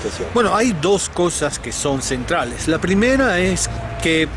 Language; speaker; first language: Spanish; native; Spanish